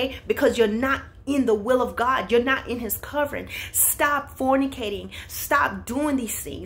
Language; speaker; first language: English; native; English